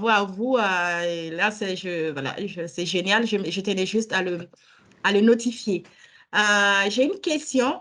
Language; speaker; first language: French; native; French